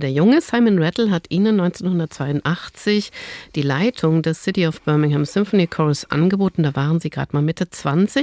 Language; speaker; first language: German; native; German